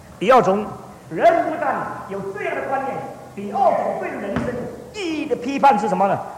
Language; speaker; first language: Chinese; early bilingual, heritage; Chinese